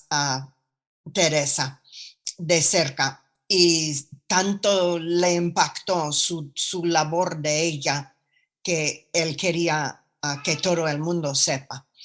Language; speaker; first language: Spanish; non-native, fluent; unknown